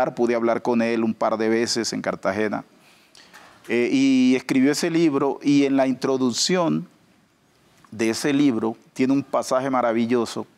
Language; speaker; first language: Spanish; native; Spanish